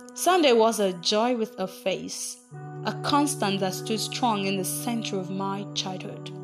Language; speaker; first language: English; non-native, local second language; Igbo